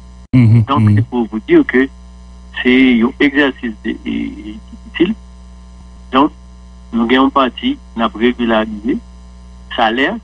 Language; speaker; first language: French; non-native, local second language; Haitian Creole